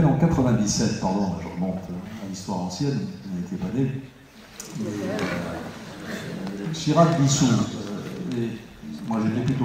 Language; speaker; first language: French; native; French